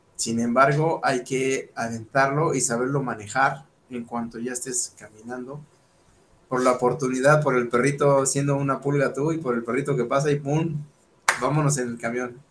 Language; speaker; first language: Spanish; native; Spanish